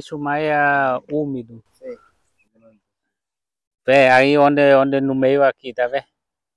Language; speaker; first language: Portuguese; non-native, learner; Vietnamese